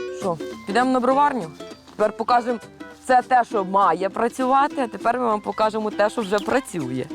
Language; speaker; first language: Ukrainian; native; Ukrainian